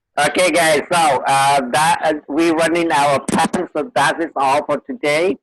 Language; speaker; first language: English; non-native, fluent; Vietnamese